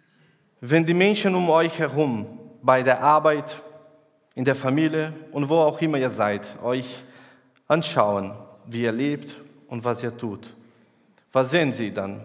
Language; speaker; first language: German; non-native, fluent; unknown